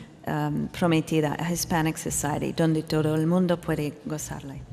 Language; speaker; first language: Spanish; non-native, fluent; English